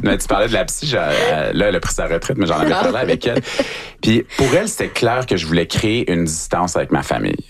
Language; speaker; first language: French; native; French